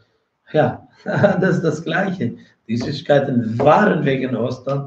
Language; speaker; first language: German; non-native, fluent; Arabic